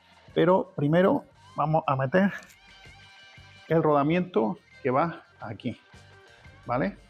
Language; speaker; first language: Spanish; native; Spanish